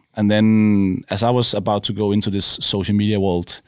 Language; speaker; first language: English; non-native, fluent; Danish